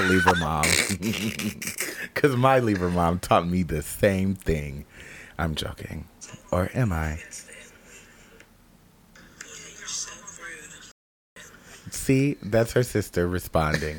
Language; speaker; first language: English; native; English